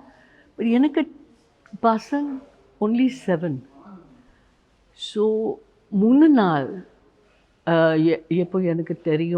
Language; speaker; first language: Tamil; non-native, learner; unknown